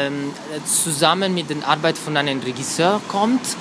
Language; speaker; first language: German; non-native, fluent; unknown